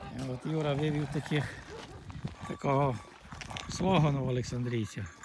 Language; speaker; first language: Ukrainian; native; Ukrainian